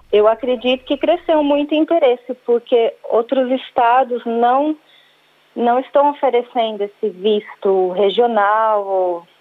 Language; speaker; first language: Portuguese; native; Portuguese